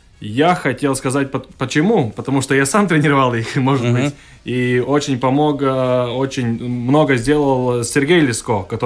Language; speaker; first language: Russian; non-native, local second language; Latvian